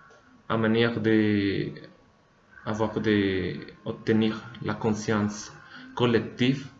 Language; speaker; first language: French; non-native, learner; Spanish